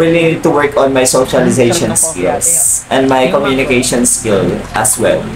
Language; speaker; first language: English; non-native, local second language; Filipino